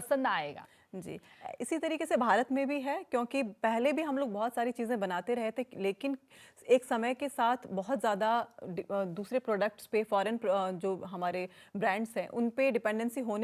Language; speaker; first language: Hindi; native; Hindi